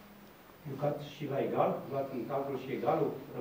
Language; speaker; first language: Romanian; native; Romanian